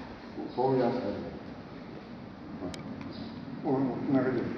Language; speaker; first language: Japanese; native; Japanese